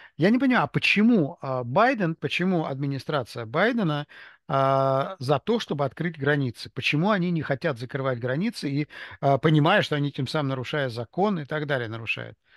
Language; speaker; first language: Russian; native; Russian